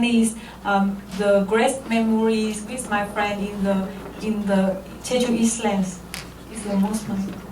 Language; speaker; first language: English; non-native, learner; Vietnamese